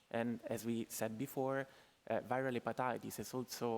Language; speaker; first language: English; non-native, fluent; Italian